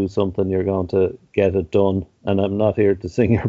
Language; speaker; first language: English; native; English